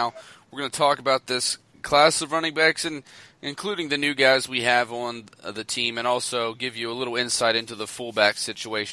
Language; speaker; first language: English; native; English